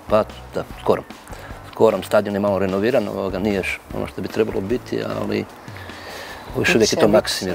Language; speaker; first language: Croatian; native; Croatian